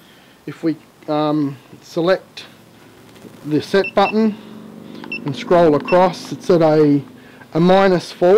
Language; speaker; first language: English; native; English